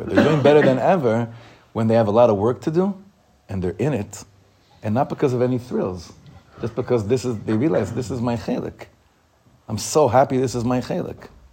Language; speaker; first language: English; native; English